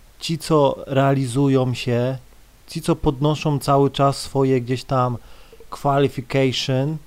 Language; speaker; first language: Polish; native; Polish